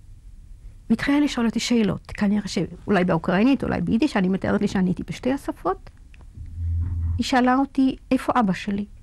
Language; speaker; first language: Hebrew; non-native, fluent; Yiddish